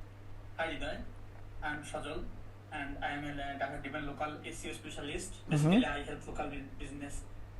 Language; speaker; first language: English; non-native, learner; Bangla